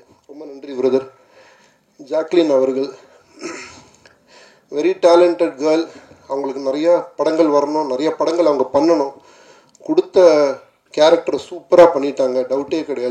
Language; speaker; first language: Tamil; native; Tamil